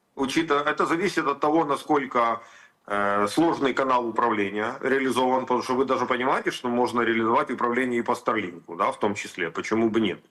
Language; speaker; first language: Russian; native; Russian